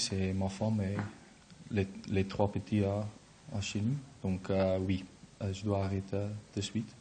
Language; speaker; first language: French; non-native, learner; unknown